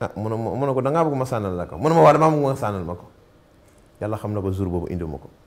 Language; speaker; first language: Wolof; non-native, local second language; Bambara